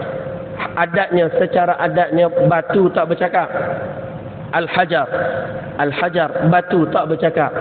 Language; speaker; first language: Malay; native; Malay